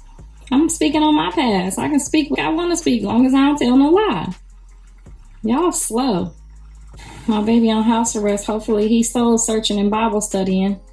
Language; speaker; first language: English; native; English